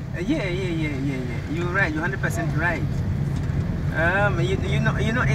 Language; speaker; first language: English; non-native, local second language; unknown